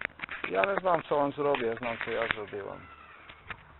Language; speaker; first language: Polish; non-native, learner; Slovenian